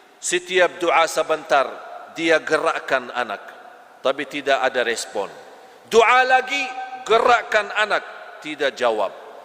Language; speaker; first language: Malay; non-native, fluent; Arabic